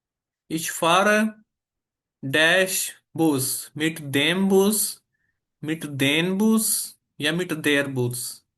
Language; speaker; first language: German; non-native, fluent; Urdu